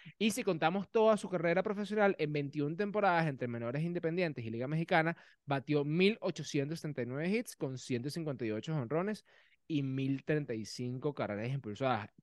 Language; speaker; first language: Spanish; native; Spanish